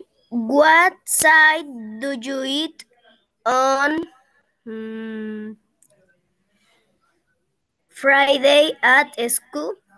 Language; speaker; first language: English; non-native, learner; Spanish